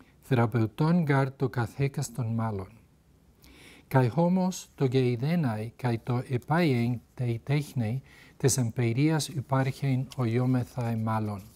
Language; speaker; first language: Greek; non-native, fluent; Spanish